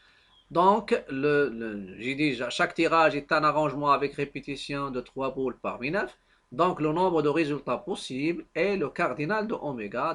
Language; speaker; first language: French; non-native, local second language; Arabic